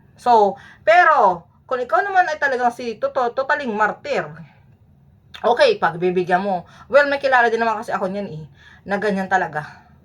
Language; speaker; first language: Filipino; native; Filipino